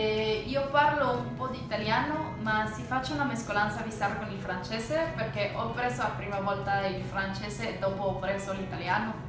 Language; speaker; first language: Italian; non-native, learner; Spanish